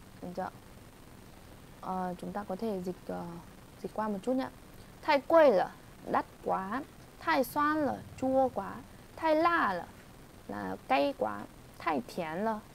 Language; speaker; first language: Chinese; non-native, fluent; Vietnamese